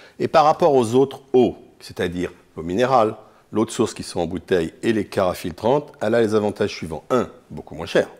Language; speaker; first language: French; native; French